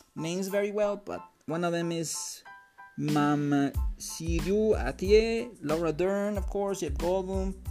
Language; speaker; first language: English; non-native, fluent; Spanish